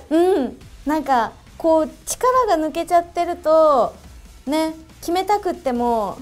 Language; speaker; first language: Japanese; native; Japanese